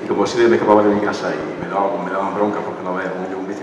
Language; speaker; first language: Spanish; native; Spanish